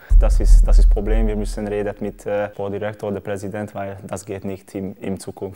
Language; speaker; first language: German; non-native, learner; Hungarian